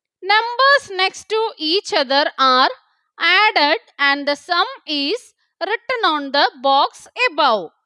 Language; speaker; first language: English; non-native, local second language; Malayalam